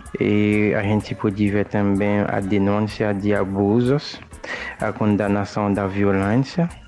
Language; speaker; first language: Portuguese; non-native, fluent; Haitian Creole